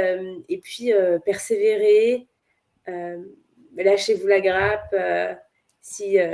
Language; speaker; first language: French; native; French